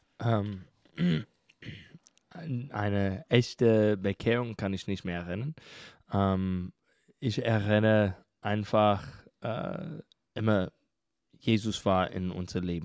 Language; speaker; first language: German; non-native, learner; English